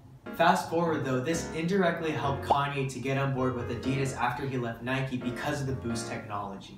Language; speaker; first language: English; native; English